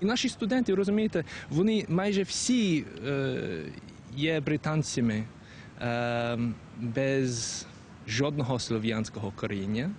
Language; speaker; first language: Ukrainian; non-native, fluent; English